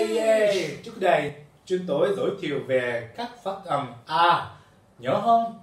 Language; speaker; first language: Vietnamese; non-native, learner; Japanese